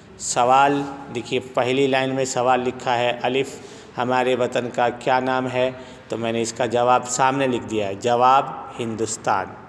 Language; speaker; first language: Urdu; native; Urdu